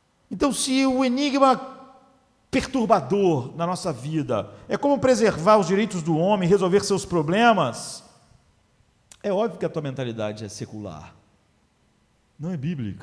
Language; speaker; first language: Portuguese; native; Portuguese